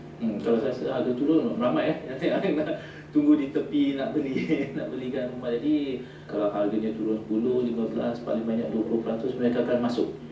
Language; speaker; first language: Malay; native; Malay